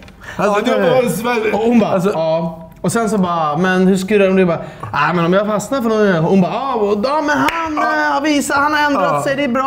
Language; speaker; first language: Swedish; native; Swedish